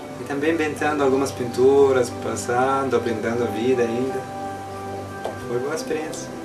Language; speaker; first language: Portuguese; non-native, learner; Arabic